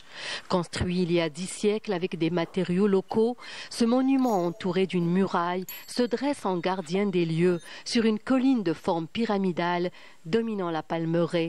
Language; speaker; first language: French; non-native, local second language; Arabic